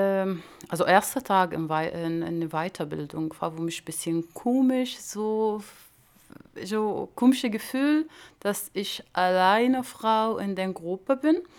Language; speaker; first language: German; non-native, learner; Arabic